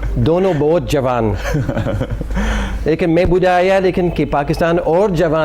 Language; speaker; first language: Hindi; non-native, learner; English